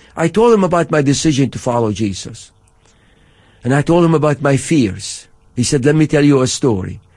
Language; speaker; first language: English; non-native, fluent; Arabic